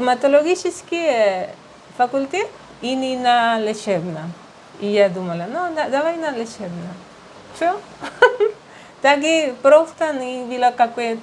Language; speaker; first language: Russian; non-native, learner; Spanish